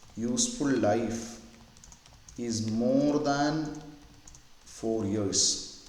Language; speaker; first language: English; non-native, local second language; Malayalam